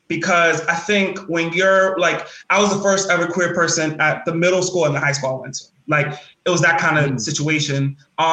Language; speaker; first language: English; native; English